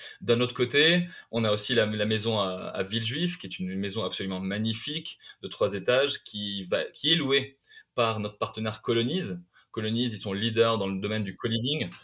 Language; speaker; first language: French; non-native, local second language; Arabic